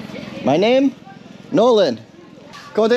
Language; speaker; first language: Spanish; non-native, learner; English